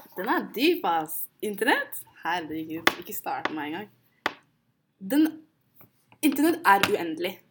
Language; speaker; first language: Norwegian; early bilingual, other home language; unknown